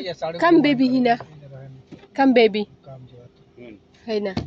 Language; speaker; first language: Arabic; non-native, learner; Filipino